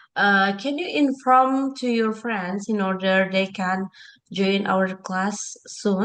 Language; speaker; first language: English; non-native, learner; Indonesian